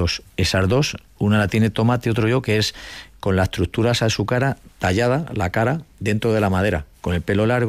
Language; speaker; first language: Spanish; native; Spanish